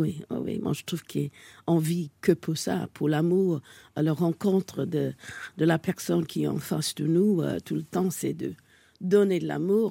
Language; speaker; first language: French; non-native, fluent; English